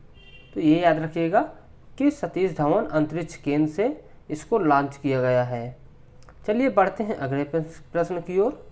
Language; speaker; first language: Hindi; native; Hindi